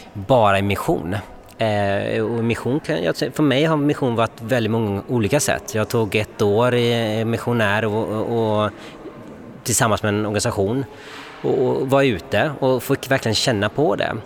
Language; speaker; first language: Swedish; early bilingual, other home language; Bangla